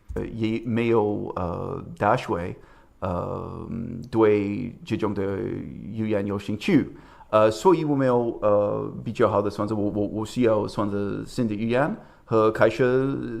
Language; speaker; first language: Chinese; non-native, learner; English